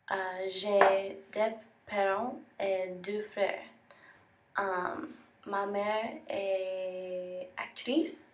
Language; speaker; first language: French; non-native, learner; English